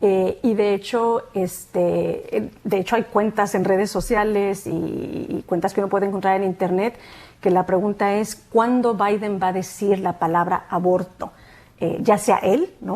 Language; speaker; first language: Spanish; native; Spanish